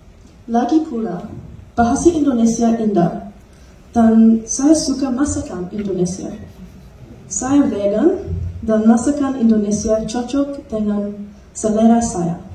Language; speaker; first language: Indonesian; non-native, learner; English